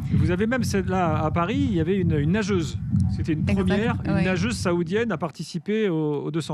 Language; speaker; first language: French; native; French